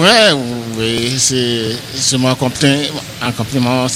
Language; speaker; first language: French; non-native, learner; English